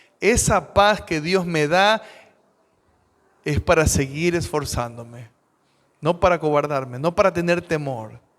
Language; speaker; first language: Spanish; native; Spanish